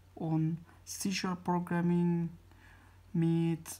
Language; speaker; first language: German; non-native, learner; Persian